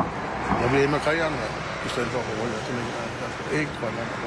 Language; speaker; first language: Danish; native; Danish